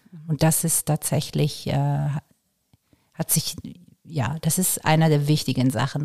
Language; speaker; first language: German; non-native, fluent; Italian